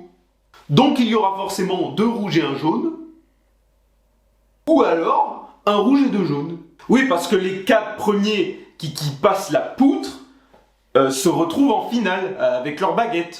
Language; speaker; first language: French; native; French